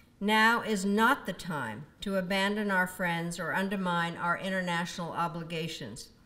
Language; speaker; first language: English; early bilingual, other home language; Czech